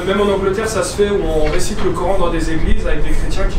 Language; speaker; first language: French; native; French